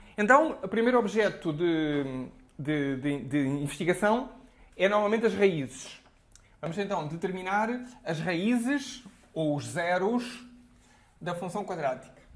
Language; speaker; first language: Portuguese; native; Portuguese